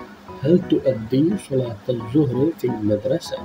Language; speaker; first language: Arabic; non-native, fluent; Urdu